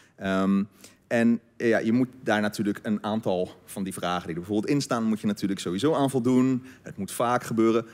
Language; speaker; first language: Dutch; native; Dutch